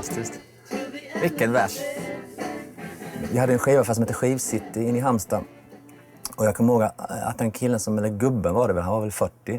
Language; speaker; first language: Swedish; native; Swedish